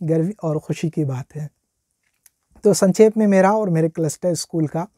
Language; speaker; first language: Hindi; native; Hindi